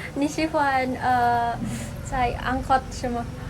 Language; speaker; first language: Chinese; non-native, learner; Indonesian